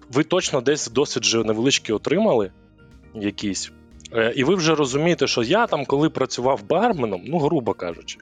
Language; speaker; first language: Ukrainian; native; Ukrainian